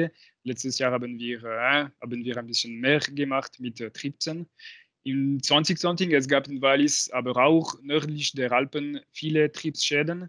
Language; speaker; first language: German; non-native, local second language; French